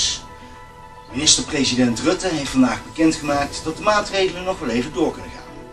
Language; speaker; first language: Dutch; native; Dutch